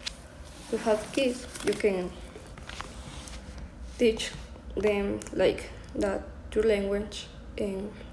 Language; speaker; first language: English; non-native, learner; Spanish